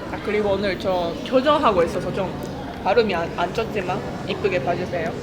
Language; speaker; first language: Korean; non-native, fluent; Japanese